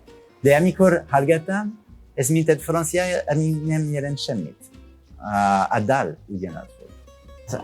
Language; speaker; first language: Hungarian; non-native, learner; French